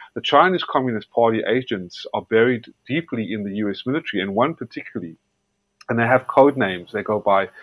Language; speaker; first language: English; native; English